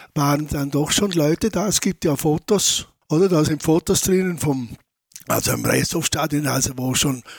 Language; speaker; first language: German; native; German